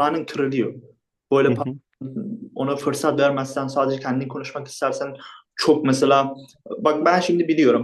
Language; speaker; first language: Turkish; non-native, fluent; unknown